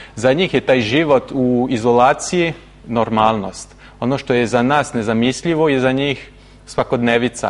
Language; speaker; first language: Serbian; non-native, fluent; French